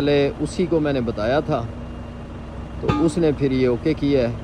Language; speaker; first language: Urdu; non-native, local second language; Punjabi